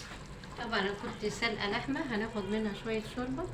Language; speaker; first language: Arabic; native; Arabic